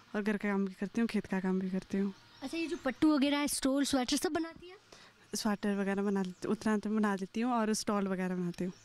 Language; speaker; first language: Hindi; native; Hindi